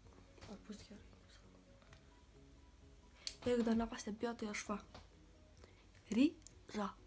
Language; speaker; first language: Lithuanian; native; Lithuanian